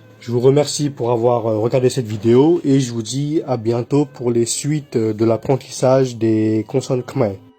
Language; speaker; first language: French; native; French